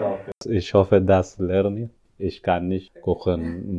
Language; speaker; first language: German; non-native, learner; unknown